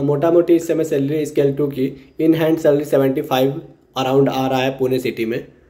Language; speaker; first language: Hindi; native; Hindi